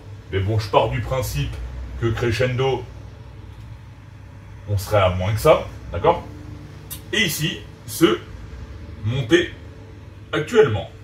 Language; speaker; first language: French; native; French